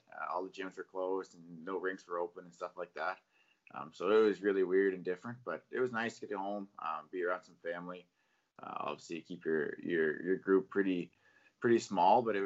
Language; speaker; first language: English; native; English